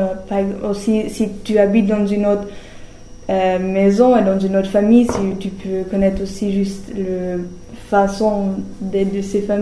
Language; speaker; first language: French; non-native, learner; German